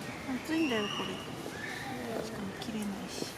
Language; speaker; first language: Japanese; native; Japanese